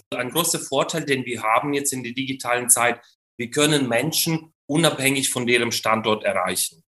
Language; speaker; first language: German; non-native, fluent; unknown